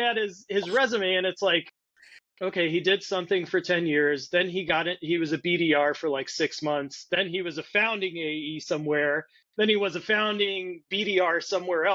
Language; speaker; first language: English; native; English